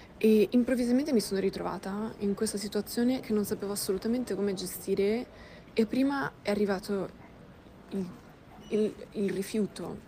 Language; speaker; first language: Italian; early bilingual, other home language; Russian